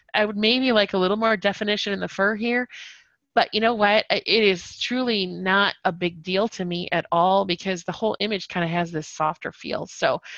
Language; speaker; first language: English; native; English